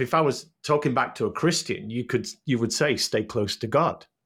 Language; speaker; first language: English; native; English